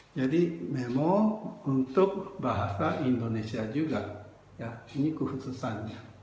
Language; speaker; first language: Indonesian; non-native, fluent; Japanese